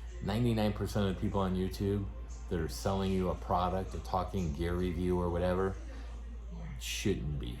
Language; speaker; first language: English; native; English